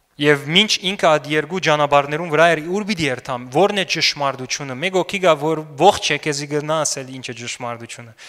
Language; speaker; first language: Armenian; early bilingual, heritage; Armenian